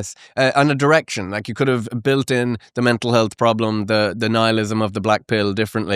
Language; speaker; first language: English; native; English